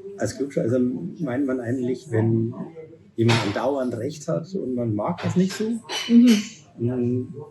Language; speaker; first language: German; native; German